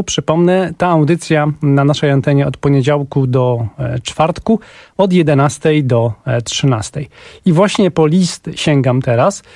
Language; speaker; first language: Polish; native; Polish